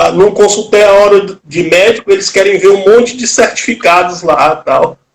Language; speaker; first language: Portuguese; native; Portuguese